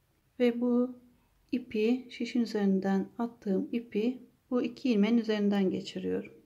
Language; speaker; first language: Turkish; native; Turkish